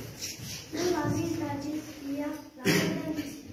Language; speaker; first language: French; non-native, learner; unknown